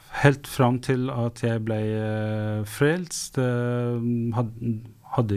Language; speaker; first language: Norwegian; non-native, fluent; Persian